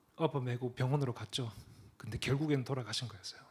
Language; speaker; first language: Korean; early bilingual, other home language; English